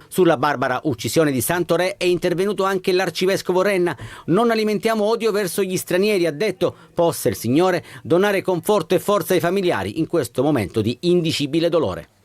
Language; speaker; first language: Italian; native; Italian